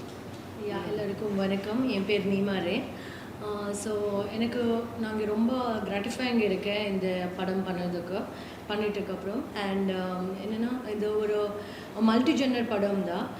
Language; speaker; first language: Tamil; non-native, learner; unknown